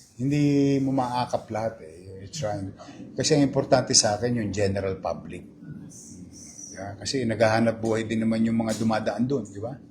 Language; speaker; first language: Filipino; native; Filipino